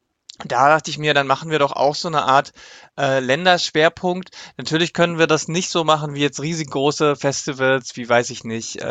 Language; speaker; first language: German; native; German